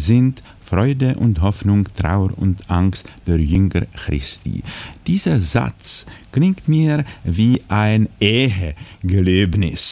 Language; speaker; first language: German; non-native, fluent; Czech